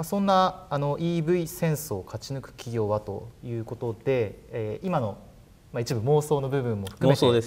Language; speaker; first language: Japanese; native; Japanese